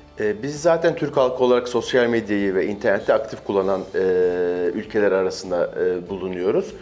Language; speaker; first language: Turkish; native; Turkish